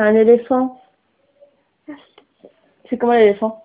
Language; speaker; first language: French; native; French